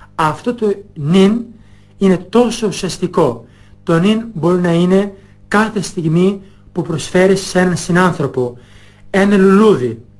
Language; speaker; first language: Greek; non-native, fluent; Albanian